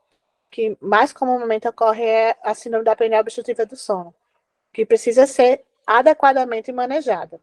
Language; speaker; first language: Portuguese; native; Portuguese